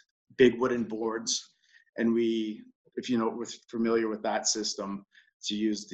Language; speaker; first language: English; native; English